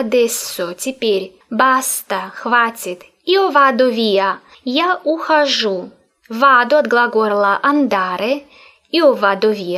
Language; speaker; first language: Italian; non-native, fluent; Russian